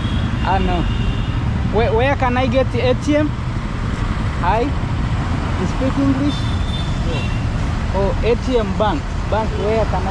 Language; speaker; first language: English; non-native, fluent; Rundi